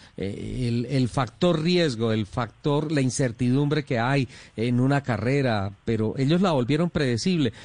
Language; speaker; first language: Spanish; native; Spanish